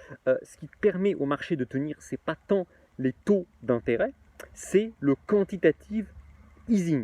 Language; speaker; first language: French; native; French